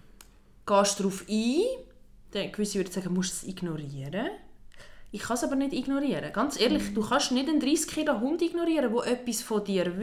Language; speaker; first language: German; native; German